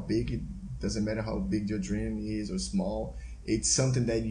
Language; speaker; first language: English; non-native, fluent; Portuguese